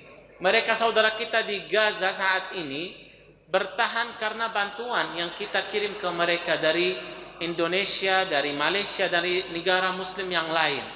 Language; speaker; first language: Indonesian; non-native, fluent; Arabic